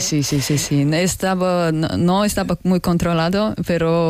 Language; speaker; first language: Spanish; non-native, learner; Russian